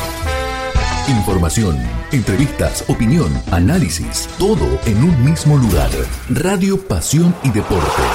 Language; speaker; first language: Spanish; native; Spanish